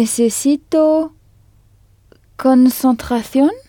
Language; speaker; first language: Spanish; non-native, learner; French